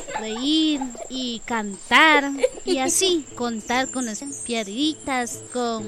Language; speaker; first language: Spanish; non-native, local second language; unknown